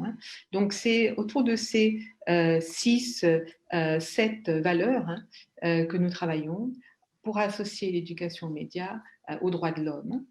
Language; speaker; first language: French; native; French